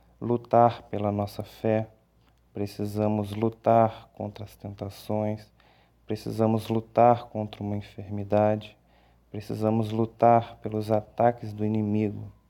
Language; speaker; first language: Portuguese; native; Portuguese